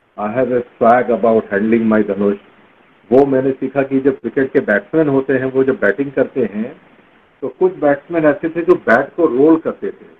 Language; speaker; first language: Hindi; native; Hindi